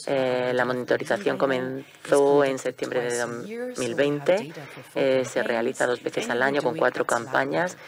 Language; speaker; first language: Spanish; non-native, fluent; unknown